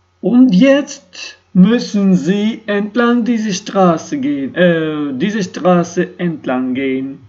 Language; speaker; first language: German; non-native, learner; Ukrainian